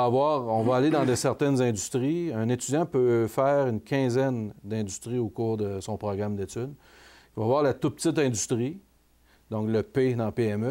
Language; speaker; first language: French; native; French